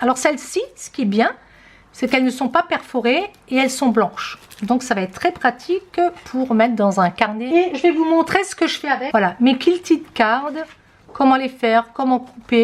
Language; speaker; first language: French; native; French